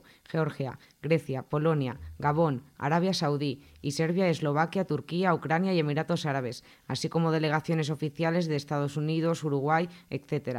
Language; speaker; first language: Spanish; native; Spanish